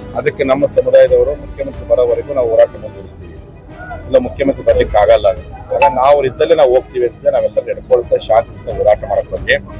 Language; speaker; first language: Kannada; native; Kannada